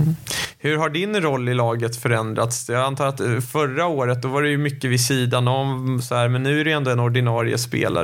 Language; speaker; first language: Swedish; native; Swedish